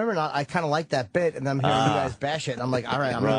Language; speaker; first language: English; native; English